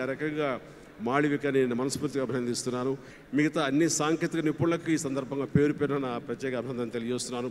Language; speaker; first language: Telugu; native; Telugu